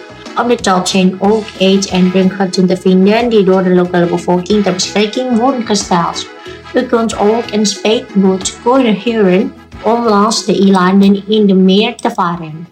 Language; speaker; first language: Dutch; non-native, learner; Indonesian